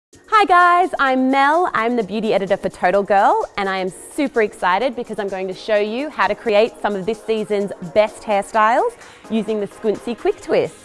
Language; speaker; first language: English; native; English